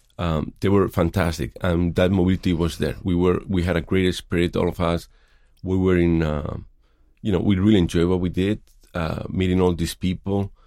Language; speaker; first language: English; non-native, fluent; Spanish